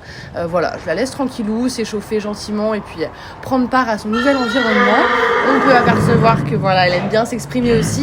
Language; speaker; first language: French; native; French